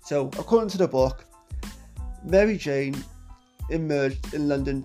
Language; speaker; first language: English; native; English